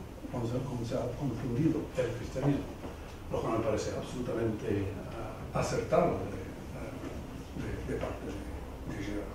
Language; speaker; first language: Spanish; non-native, fluent; English